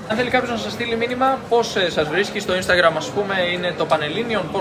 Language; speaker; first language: Greek; native; Greek